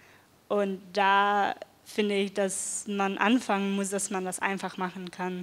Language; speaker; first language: German; non-native, fluent; Dutch